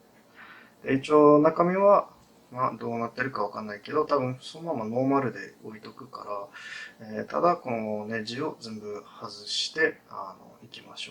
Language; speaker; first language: Japanese; non-native, fluent; English